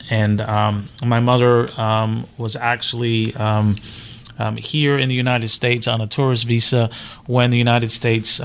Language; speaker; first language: English; native; English